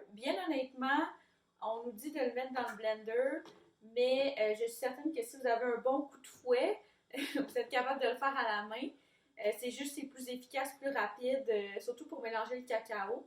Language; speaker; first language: French; native; French